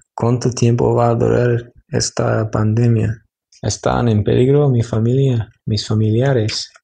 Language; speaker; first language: Spanish; non-native, fluent; English